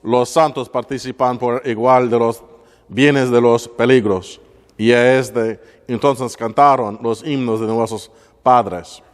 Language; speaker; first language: Spanish; non-native, learner; English